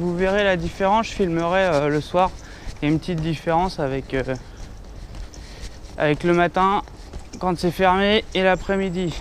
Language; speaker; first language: French; native; French